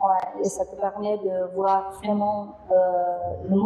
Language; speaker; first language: French; non-native, fluent; Indonesian